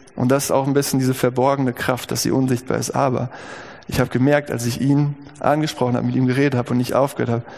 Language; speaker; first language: German; native; German